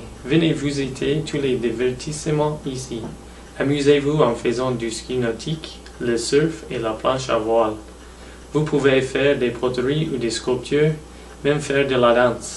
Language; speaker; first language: French; non-native, learner; English